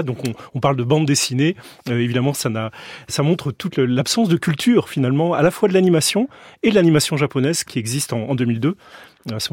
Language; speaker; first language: French; native; French